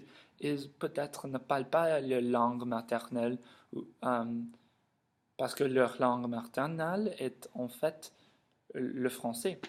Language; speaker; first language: French; non-native, learner; English